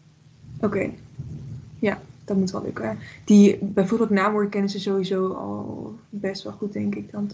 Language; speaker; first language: Dutch; native; Dutch